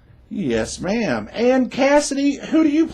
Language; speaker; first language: English; native; English